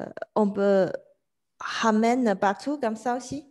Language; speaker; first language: French; non-native, learner; Chinese